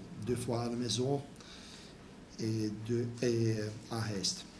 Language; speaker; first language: French; non-native, local second language; Dutch